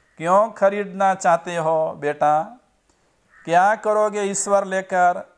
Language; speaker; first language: Hindi; non-native, local second language; Gujarati